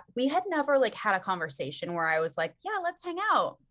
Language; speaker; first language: English; native; English